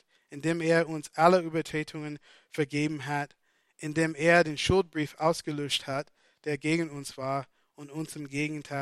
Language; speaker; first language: German; non-native, fluent; English